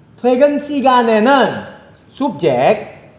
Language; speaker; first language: Korean; non-native, fluent; Indonesian